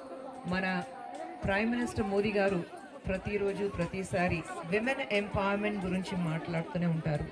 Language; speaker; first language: Telugu; non-native, learner; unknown